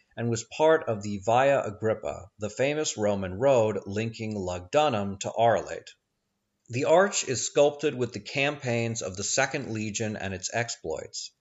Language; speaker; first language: English; native; English